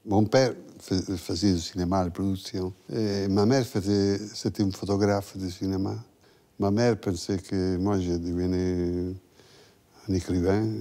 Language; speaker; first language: French; non-native, fluent; Italian